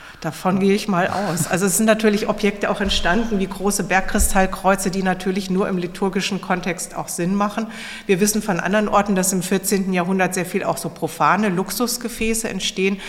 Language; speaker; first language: German; native; German